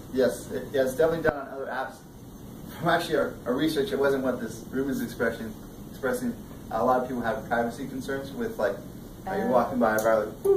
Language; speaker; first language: English; native; English